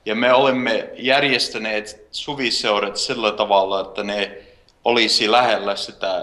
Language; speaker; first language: Finnish; early bilingual, heritage; Finnish